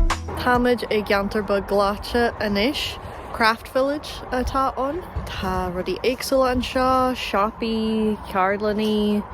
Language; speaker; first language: Irish; non-native, local second language; English